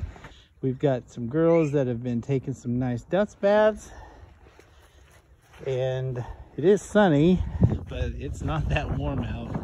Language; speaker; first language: English; native; English